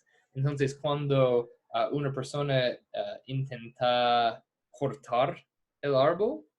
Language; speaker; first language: Spanish; non-native, fluent; English